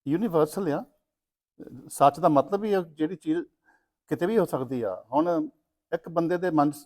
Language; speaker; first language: Punjabi; early bilingual, other home language; English